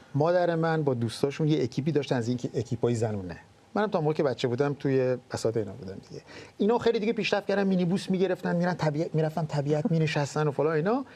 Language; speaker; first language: Persian; native; Persian